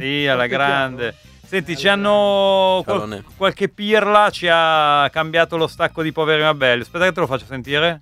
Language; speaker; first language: Italian; native; Italian